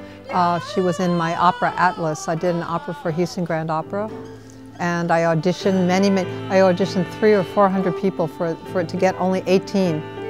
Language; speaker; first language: English; native; English